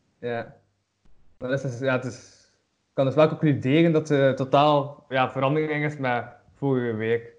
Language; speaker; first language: Dutch; native; Dutch